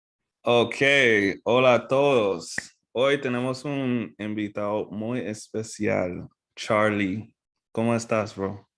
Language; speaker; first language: Spanish; non-native, fluent; English